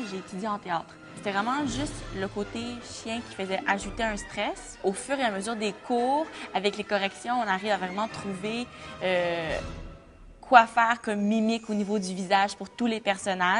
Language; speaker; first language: French; native; French